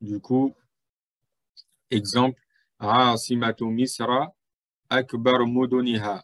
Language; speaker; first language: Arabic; non-native, fluent; French